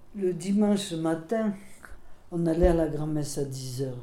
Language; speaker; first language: French; non-native, local second language; Swiss German